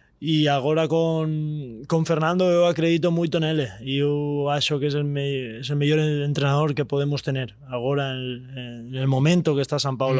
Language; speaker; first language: Portuguese; non-native, learner; Spanish